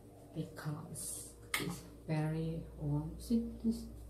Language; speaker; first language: English; non-native, learner; Indonesian